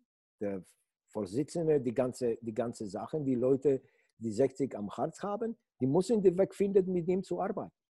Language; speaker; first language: German; non-native, fluent; Polish